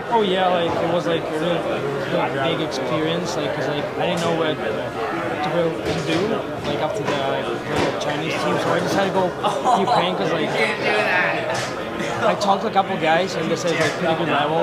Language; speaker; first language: English; non-native, learner; Russian